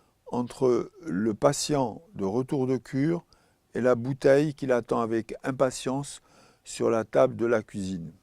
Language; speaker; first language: French; native; French